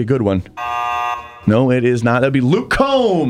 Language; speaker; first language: English; native; English